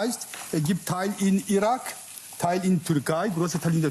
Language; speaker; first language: German; non-native, fluent; Kurdish